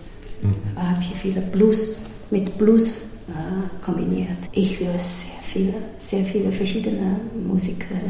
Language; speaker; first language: German; non-native, learner; Chinese